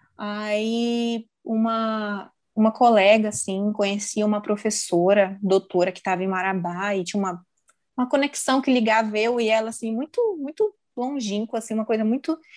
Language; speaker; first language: Portuguese; native; Portuguese